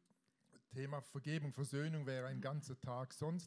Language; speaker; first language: German; native; German